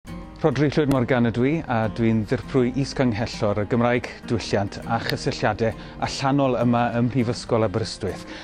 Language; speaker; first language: Welsh; native; Welsh